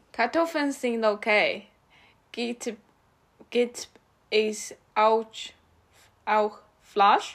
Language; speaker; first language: German; non-native, learner; English